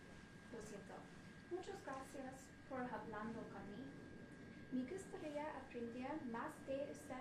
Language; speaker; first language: Spanish; non-native, learner; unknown